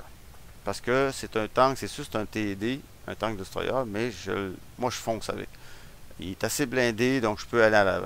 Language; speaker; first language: French; native; French